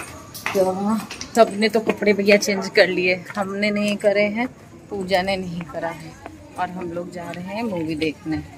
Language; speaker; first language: Hindi; native; Hindi